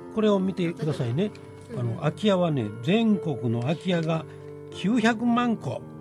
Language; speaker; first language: Japanese; native; Japanese